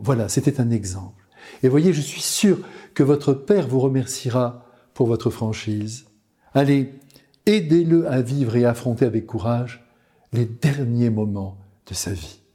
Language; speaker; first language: French; native; French